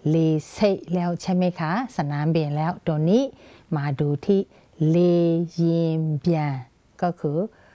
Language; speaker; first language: Thai; non-native, fluent; Burmese